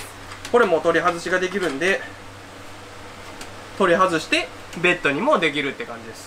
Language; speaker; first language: Japanese; native; Japanese